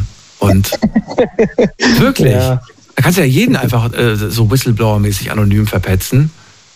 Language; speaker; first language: German; native; German